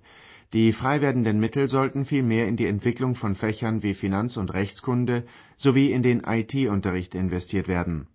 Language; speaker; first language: German; native; German